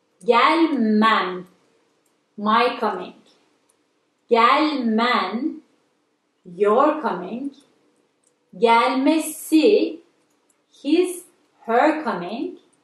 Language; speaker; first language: English; non-native, fluent; Turkish